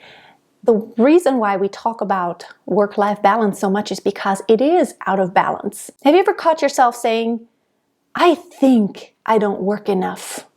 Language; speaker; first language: English; non-native, fluent; German